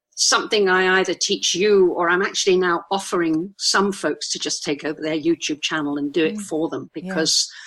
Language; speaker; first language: English; native; English